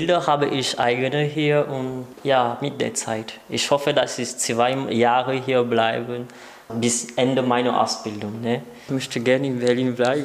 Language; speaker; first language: German; non-native, learner; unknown